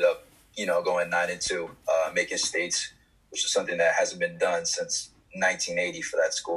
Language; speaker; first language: English; native; English